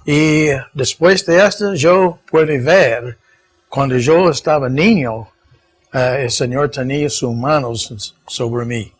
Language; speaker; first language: Spanish; non-native, fluent; English